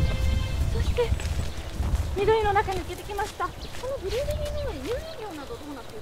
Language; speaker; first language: Japanese; native; Japanese